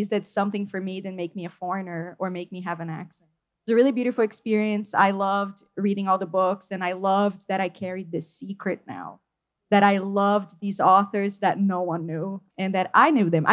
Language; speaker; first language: English; non-native, fluent; Portuguese